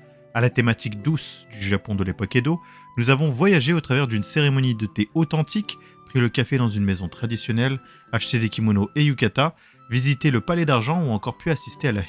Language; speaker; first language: French; native; French